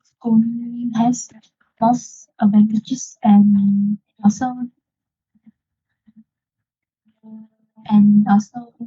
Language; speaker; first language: English; non-native, learner; Vietnamese